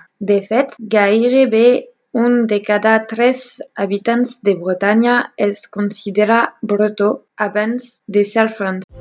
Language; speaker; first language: Catalan; non-native, learner; French